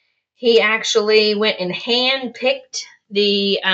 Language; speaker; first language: English; native; English